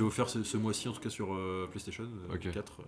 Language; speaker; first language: French; native; French